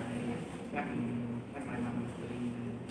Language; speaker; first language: English; non-native, learner; Vietnamese